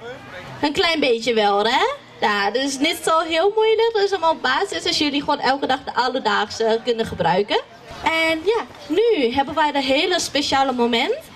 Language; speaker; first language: Dutch; non-native, fluent; Thai